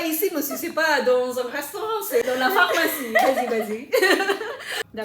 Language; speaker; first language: French; non-native, fluent; Indonesian